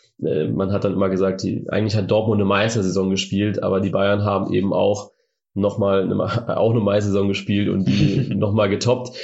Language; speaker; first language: German; native; German